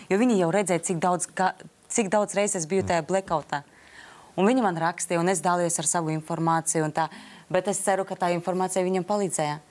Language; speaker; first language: Latvian; non-native, local second language; Russian